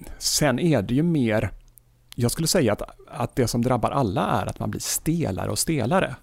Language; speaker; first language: Swedish; native; Swedish